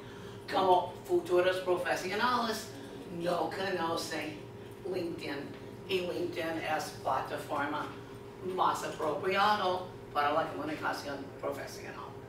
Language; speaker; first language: Spanish; non-native, fluent; English